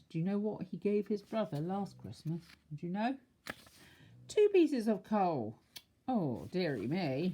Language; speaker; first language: English; native; English